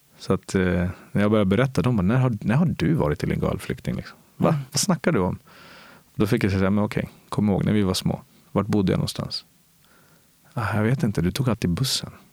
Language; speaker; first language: Swedish; early bilingual, other home language; Spanish